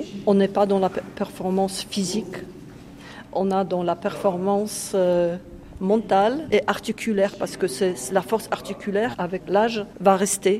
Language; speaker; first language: French; non-native, fluent; Polish